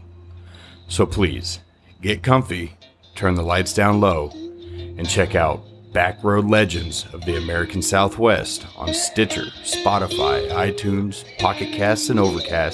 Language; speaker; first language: English; native; English